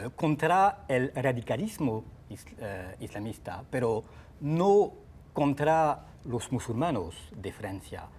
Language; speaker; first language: Spanish; non-native, fluent; French